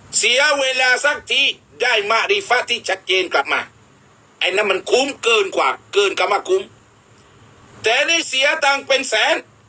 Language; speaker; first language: Thai; non-native, local second language; Malay